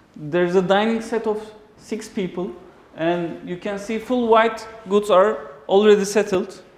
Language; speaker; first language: English; non-native, fluent; Turkish